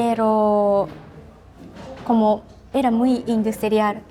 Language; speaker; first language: Spanish; non-native, learner; Japanese